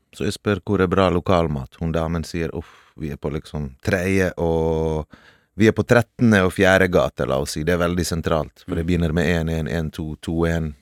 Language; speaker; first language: Norwegian; early bilingual, other home language; Bosnian